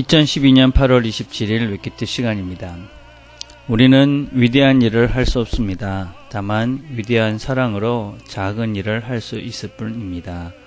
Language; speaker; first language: Korean; native; Korean